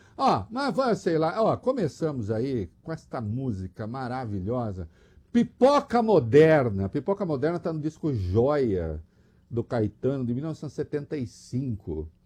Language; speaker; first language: Portuguese; native; Portuguese